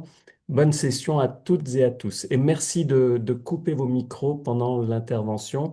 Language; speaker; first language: French; native; French